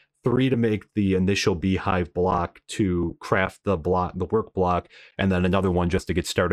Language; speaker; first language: English; native; English